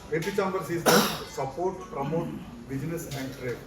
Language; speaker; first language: English; non-native, local second language; Telugu